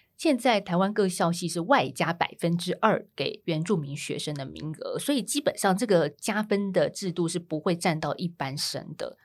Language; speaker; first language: Chinese; native; Chinese